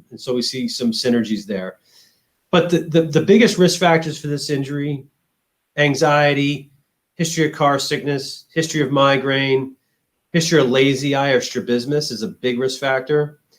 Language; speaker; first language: English; native; English